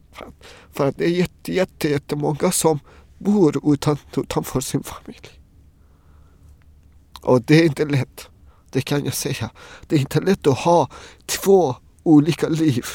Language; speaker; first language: Swedish; non-native, fluent; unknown